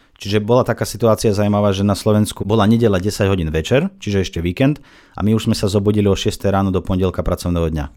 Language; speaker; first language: Slovak; non-native, fluent; Russian